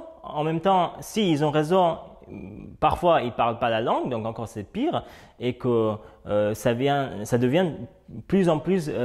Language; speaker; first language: French; non-native, fluent; Persian